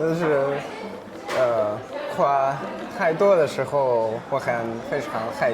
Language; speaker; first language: Chinese; non-native, learner; Russian